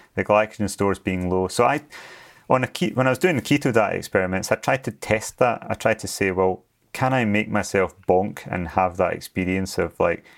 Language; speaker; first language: English; native; English